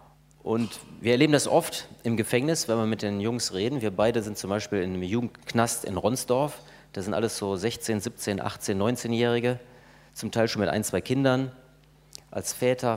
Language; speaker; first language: German; native; German